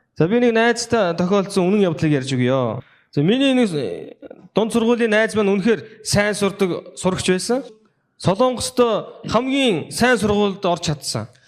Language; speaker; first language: Mongolian; non-native, fluent; Korean